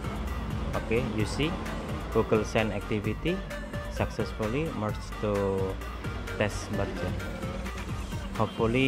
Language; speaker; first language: English; non-native, learner; Indonesian